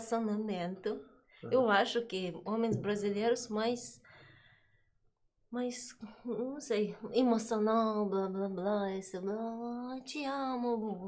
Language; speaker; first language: Portuguese; non-native, learner; Russian